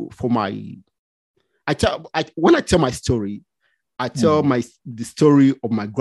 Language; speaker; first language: English; non-native, local second language; Yoruba